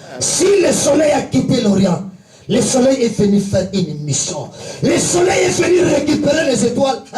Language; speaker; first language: French; non-native, local second language; Lingala